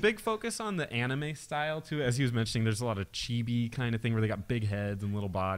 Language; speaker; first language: English; native; English